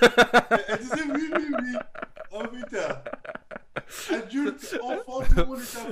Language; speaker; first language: French; native; French